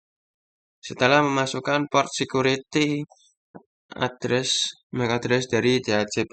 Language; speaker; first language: Indonesian; native; Indonesian